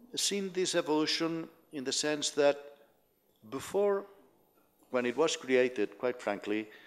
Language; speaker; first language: English; non-native, fluent; Spanish